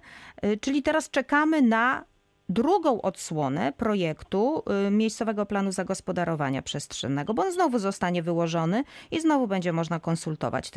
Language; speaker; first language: Polish; native; Polish